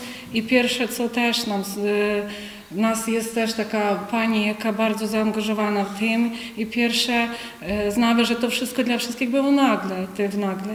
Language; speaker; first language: Polish; non-native, fluent; Ukrainian